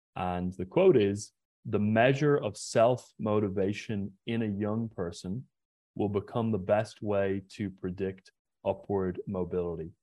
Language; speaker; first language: English; native; English